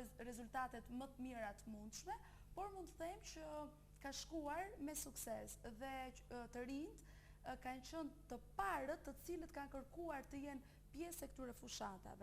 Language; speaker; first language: Albanian; native; Albanian